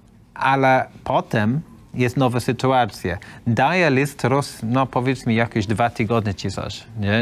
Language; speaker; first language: Polish; non-native, learner; English